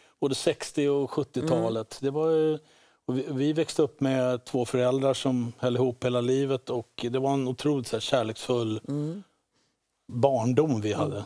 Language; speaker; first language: Swedish; native; Swedish